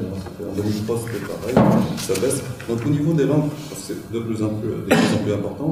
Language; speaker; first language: French; non-native, local second language; Arabic